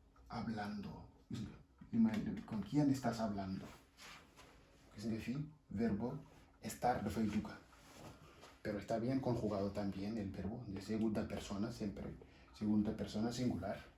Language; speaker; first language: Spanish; non-native, fluent; Wolof